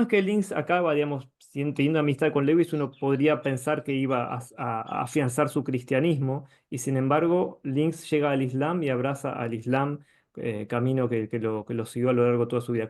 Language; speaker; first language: Spanish; native; Spanish